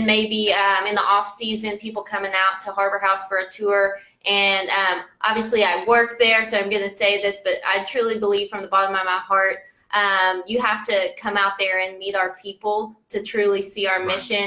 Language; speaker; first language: English; native; English